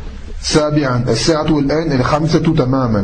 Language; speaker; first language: Arabic; non-native, fluent; French